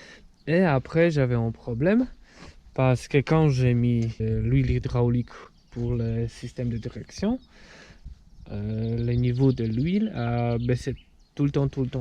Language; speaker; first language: French; non-native, fluent; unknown